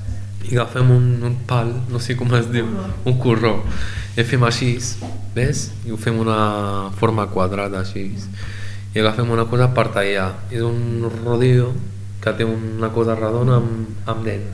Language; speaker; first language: Catalan; non-native, learner; Arabic